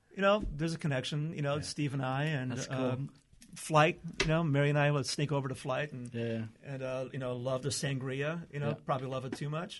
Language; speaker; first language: English; early bilingual, other home language; Portuguese